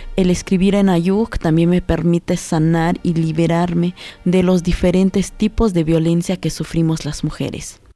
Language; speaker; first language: Spanish; non-native, local second language; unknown